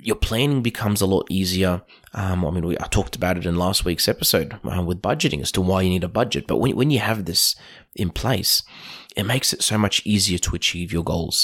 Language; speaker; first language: English; native; English